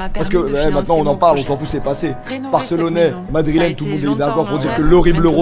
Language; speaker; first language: French; native; French